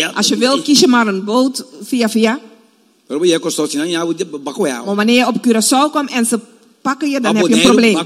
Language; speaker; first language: Dutch; non-native, local second language; Papiamento